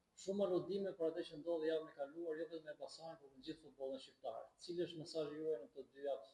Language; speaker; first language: Albanian; native; Albanian